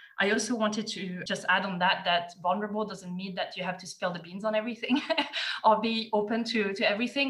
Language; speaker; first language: English; non-native, fluent; German